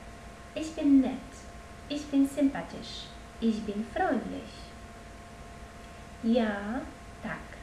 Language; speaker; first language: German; non-native, fluent; Polish